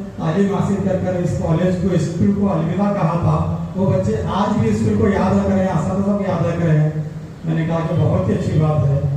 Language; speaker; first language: Urdu; native; Urdu